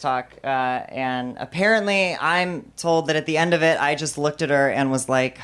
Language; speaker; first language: English; native; English